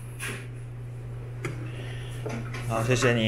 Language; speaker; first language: Chinese; non-native, learner; Japanese